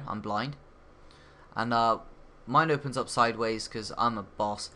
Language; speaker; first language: English; native; English